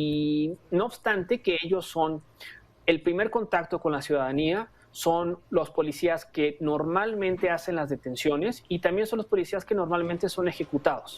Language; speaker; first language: Spanish; native; Spanish